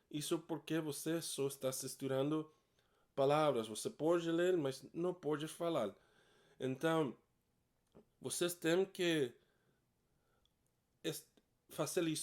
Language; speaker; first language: Portuguese; non-native, learner; English